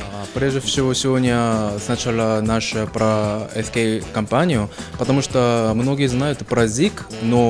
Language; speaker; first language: Russian; non-native, fluent; Korean